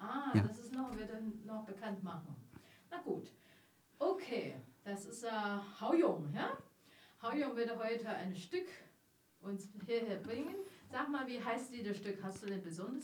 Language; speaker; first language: German; non-native, learner; Chinese